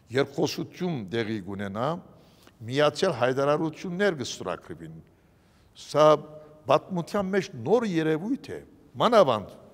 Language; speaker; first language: Armenian; early bilingual, heritage; Armenian